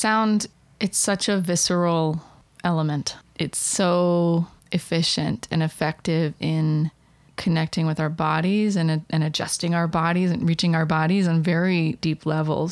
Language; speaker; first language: English; native; English